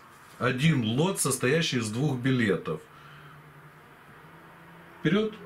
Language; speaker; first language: Russian; native; Russian